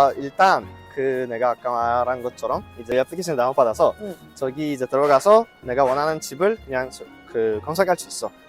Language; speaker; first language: Korean; non-native, fluent; Uzbek